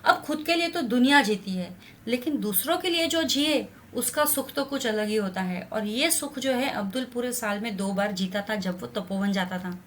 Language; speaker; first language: Hindi; non-native, local second language; Marathi